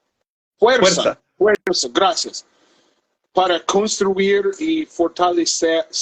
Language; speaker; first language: Spanish; non-native, fluent; English